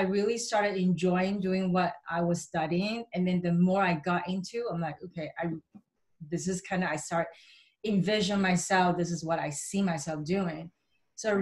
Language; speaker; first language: English; native; English